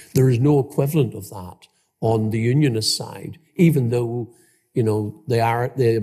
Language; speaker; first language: English; native; English